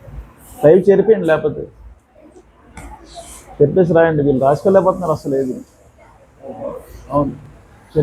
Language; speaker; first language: Telugu; non-native, local second language; Urdu